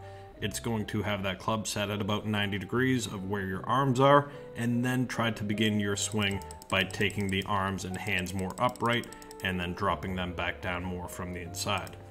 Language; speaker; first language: English; native; English